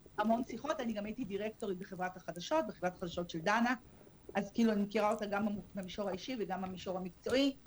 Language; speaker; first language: Hebrew; early bilingual, other home language; Russian